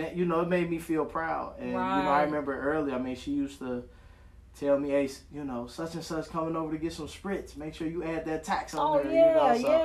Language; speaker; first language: English; native; English